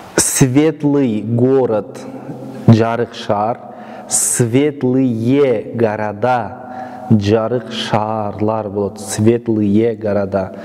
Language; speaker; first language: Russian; non-native, local second language; Kyrgyz